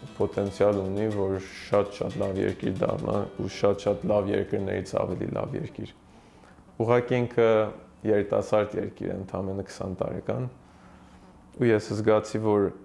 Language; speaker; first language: Armenian; early bilingual, heritage; Armenian